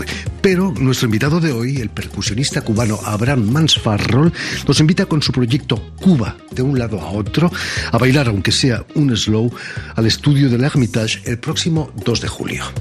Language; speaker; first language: Spanish; native; Spanish